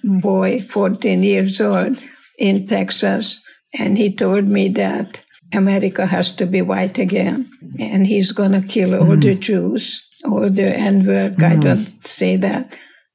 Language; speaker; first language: English; non-native, fluent; Hungarian